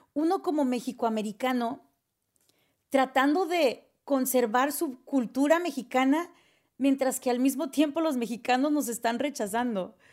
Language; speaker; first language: Spanish; early bilingual, heritage; Spanish